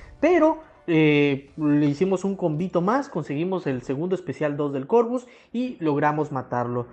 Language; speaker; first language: Spanish; native; Spanish